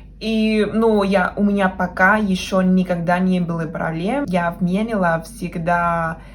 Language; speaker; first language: Russian; non-native, fluent; Spanish